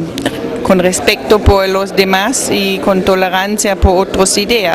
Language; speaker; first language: Spanish; non-native, fluent; German